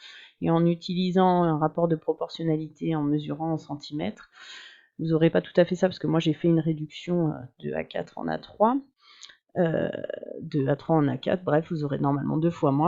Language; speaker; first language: French; native; French